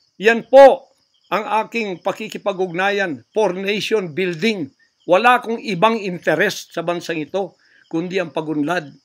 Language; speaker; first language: Filipino; native; Filipino